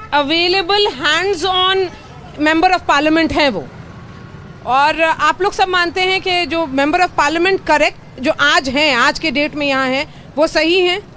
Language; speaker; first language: Hindi; native; Hindi